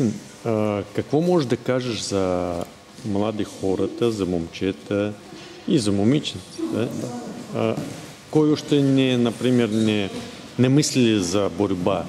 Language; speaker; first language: Bulgarian; non-native, learner; Russian